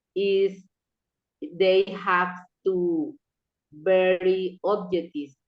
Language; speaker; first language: English; non-native, local second language; Spanish